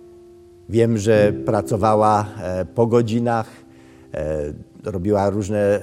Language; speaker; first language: Polish; early bilingual, other home language; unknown